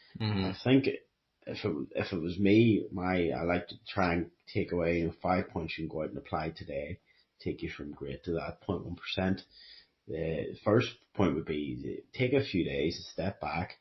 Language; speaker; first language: English; native; English